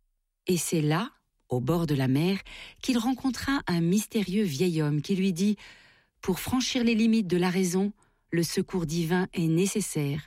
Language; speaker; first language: French; native; French